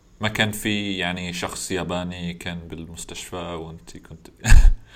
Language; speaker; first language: Arabic; non-native, fluent; English